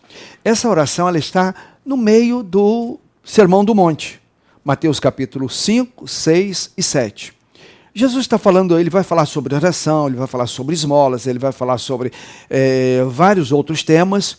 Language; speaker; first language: Portuguese; native; Portuguese